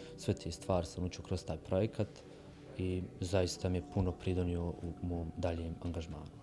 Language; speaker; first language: Bosnian; native; Bosnian